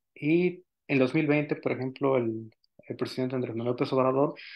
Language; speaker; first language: Spanish; native; Spanish